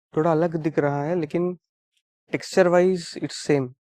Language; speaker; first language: Hindi; non-native, local second language; Telugu